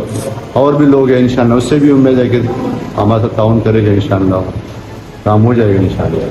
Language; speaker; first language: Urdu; non-native, local second language; Pashto